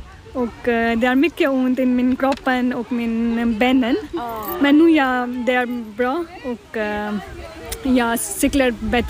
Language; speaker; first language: Swedish; non-native, learner; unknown